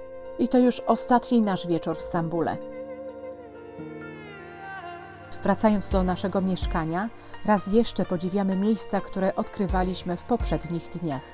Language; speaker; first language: Polish; native; Polish